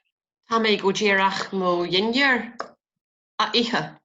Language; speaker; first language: Irish; non-native, learner; English